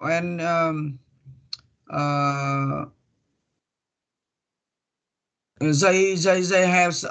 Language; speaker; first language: English; non-native, learner; Vietnamese